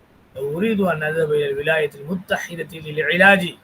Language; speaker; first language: Arabic; non-native, fluent; Tamil